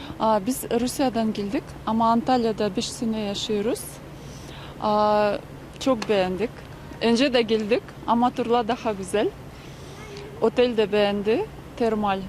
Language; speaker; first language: Turkish; non-native, fluent; Russian